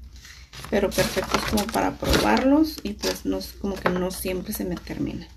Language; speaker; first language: Spanish; native; Spanish